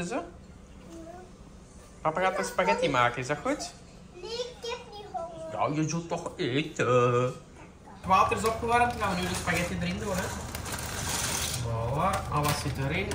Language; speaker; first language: Dutch; native; Dutch